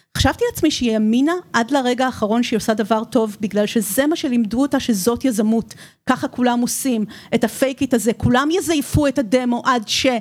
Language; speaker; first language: Hebrew; native; Hebrew